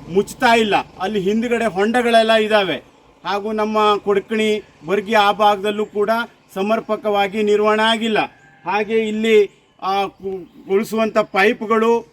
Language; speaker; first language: Kannada; native; Kannada